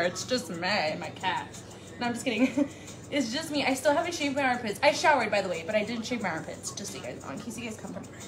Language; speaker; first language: English; early bilingual, other home language; Spanish